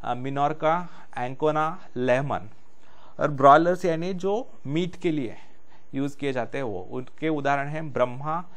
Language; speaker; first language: Hindi; non-native, local second language; Marathi